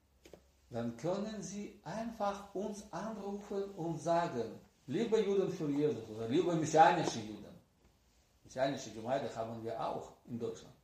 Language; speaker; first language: German; non-native, learner; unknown